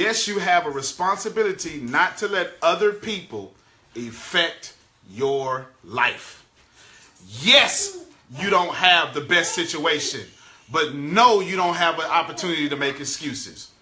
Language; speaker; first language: English; native; English